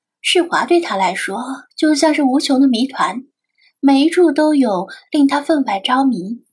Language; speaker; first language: Chinese; native; Chinese